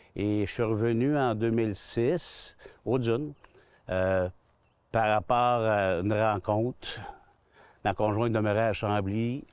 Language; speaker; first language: French; native; French